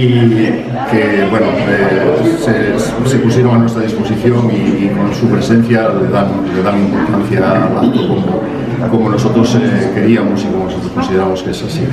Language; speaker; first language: Spanish; native; Spanish